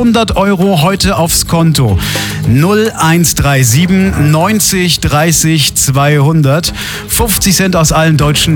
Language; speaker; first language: German; native; German